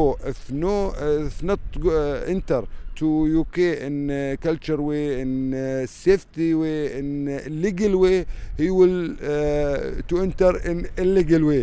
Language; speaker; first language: English; non-native, learner; Arabic